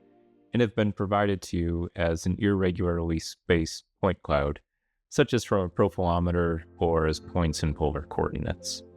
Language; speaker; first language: English; native; English